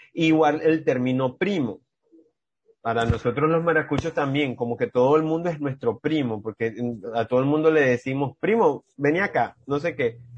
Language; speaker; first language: Spanish; native; Spanish